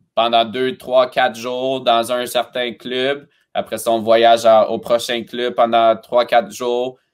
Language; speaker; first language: French; early bilingual, other home language; Romanian